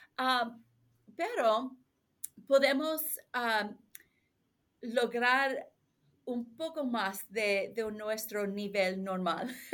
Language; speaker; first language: Spanish; non-native, learner; English